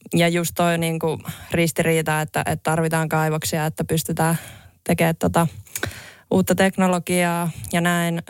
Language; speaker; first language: Finnish; native; Finnish